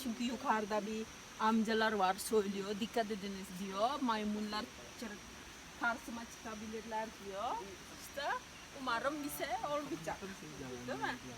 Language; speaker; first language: Turkish; non-native, learner; Indonesian